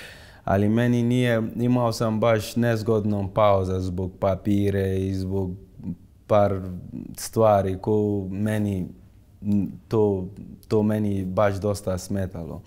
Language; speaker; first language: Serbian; non-native, fluent; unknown